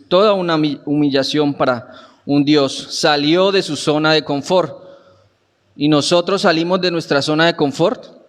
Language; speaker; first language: Spanish; native; Spanish